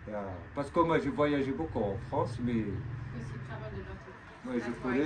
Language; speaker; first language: French; non-native, learner; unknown